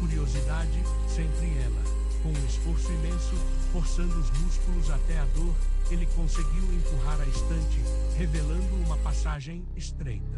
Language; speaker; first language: Portuguese; native; Portuguese